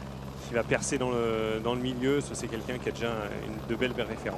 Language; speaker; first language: French; native; French